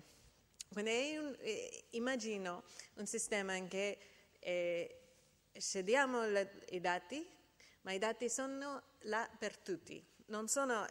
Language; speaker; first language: Italian; non-native, fluent; English